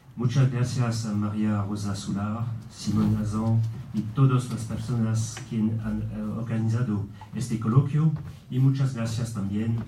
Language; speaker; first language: Spanish; non-native, learner; French